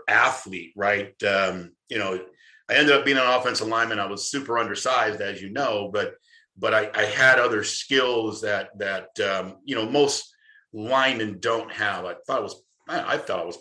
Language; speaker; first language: English; native; English